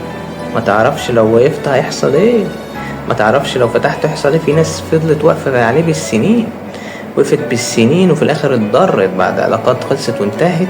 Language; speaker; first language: Arabic; native; Arabic